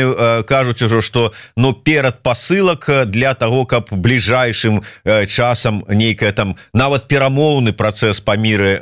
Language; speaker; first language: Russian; non-native, local second language; Belarusian